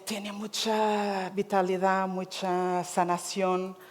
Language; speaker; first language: Spanish; non-native, fluent; Portuguese